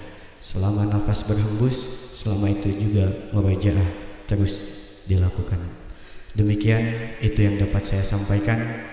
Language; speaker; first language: Indonesian; native; Indonesian